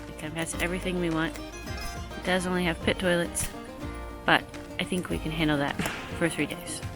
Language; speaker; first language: English; native; English